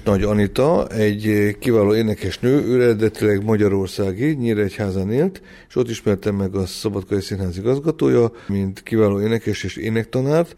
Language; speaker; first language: Hungarian; native; Hungarian